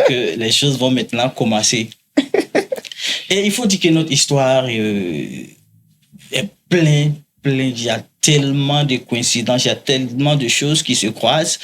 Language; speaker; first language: French; non-native, local second language; Mossi